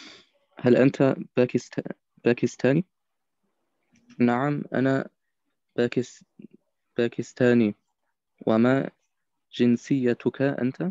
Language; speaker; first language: Arabic; non-native, learner; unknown